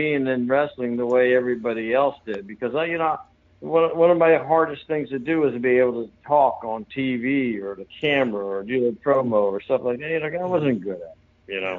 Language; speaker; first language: English; native; English